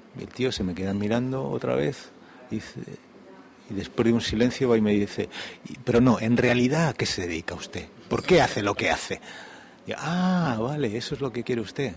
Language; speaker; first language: Spanish; native; Spanish